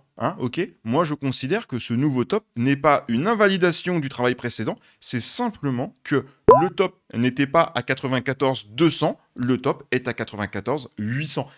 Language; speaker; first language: French; native; French